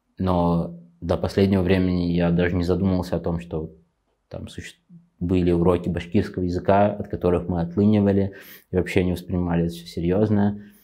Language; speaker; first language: Russian; native; Russian